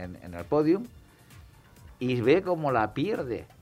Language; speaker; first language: Spanish; native; Spanish